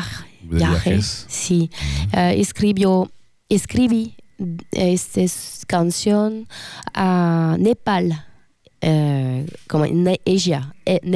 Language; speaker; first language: Spanish; non-native, learner; French